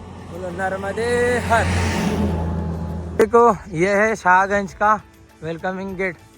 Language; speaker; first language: Hindi; non-native, local second language; Marathi